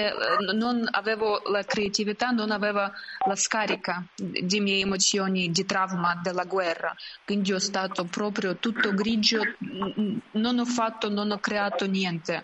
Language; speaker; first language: Italian; non-native, learner; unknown